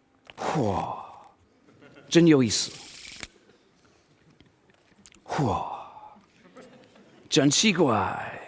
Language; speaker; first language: Chinese; non-native, learner; English